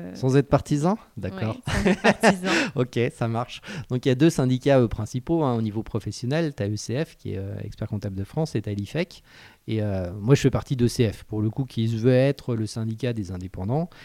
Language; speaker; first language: French; native; French